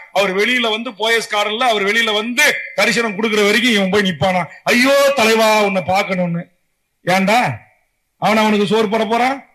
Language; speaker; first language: Tamil; native; Tamil